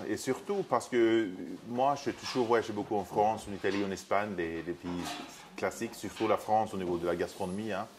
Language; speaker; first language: French; non-native, fluent; Swedish